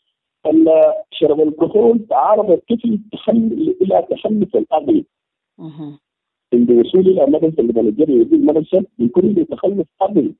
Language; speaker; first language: Arabic; native; Arabic